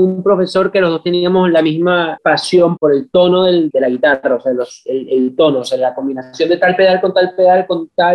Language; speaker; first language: Spanish; native; Spanish